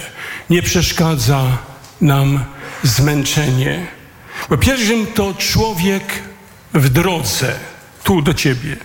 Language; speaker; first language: Polish; native; Polish